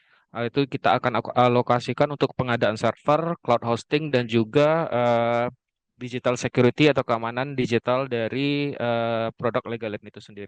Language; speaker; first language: Indonesian; native; Indonesian